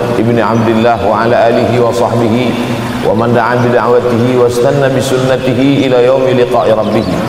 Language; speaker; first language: Malay; native; Malay